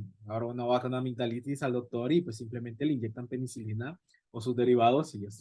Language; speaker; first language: Spanish; native; Spanish